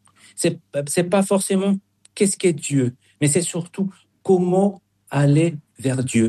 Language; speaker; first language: French; non-native, fluent; Spanish